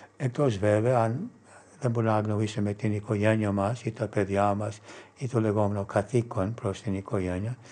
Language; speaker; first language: Greek; non-native, fluent; English